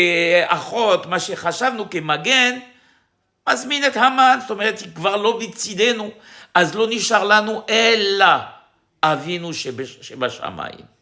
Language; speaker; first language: Hebrew; non-native, fluent; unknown